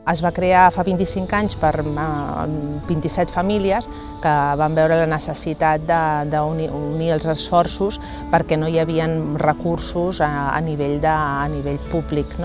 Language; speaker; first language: Catalan; native; Catalan